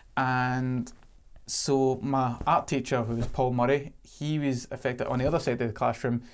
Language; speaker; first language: English; native; English